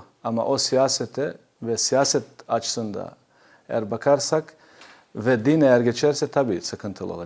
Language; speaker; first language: Turkish; non-native, fluent; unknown